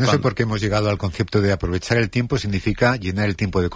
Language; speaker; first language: Spanish; native; Spanish